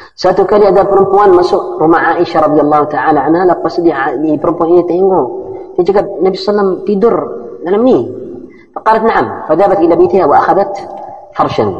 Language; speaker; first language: Malay; non-native, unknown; Arabic